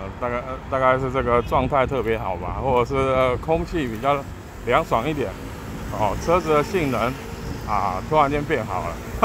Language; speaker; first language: Chinese; native; Chinese